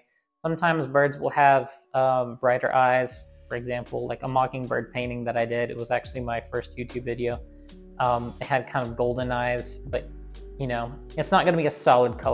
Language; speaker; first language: English; native; English